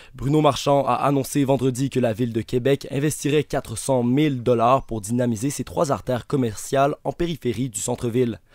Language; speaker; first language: French; native; French